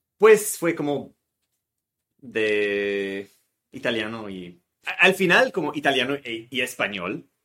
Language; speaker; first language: Spanish; non-native, fluent; English